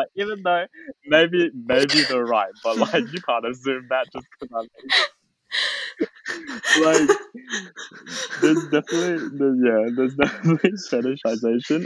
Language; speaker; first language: English; native; English